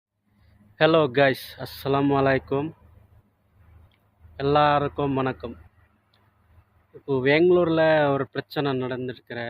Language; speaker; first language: Tamil; non-native, learner; Assamese